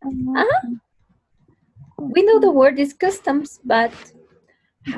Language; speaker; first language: English; non-native, fluent; Spanish